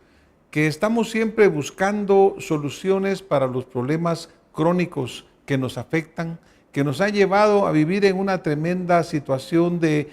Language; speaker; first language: Spanish; native; Spanish